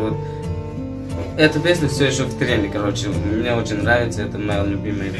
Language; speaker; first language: Russian; non-native, fluent; Tajik